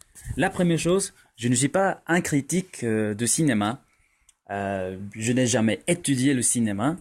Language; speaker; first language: French; non-native, fluent; Spanish